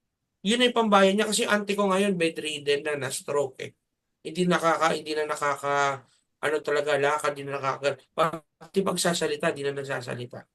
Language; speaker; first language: Filipino; native; Filipino